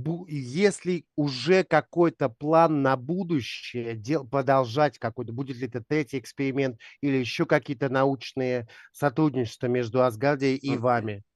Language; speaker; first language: Russian; native; Russian